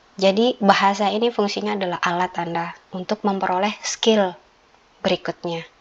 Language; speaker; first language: Indonesian; native; Indonesian